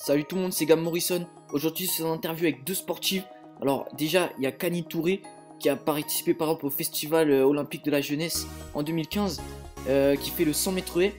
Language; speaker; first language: French; native; French